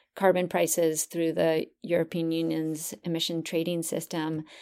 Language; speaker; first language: English; native; English